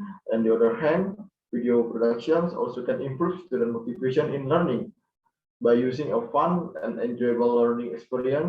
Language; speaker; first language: English; non-native, learner; Indonesian